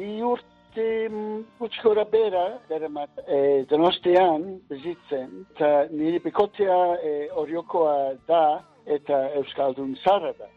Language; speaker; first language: Basque; non-native, learner; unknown